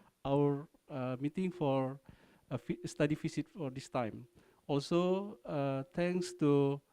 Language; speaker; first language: English; non-native, learner; Indonesian